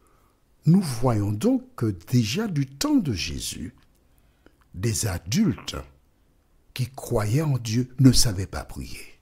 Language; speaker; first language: French; native; French